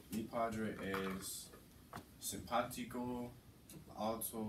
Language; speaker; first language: Spanish; non-native, learner; English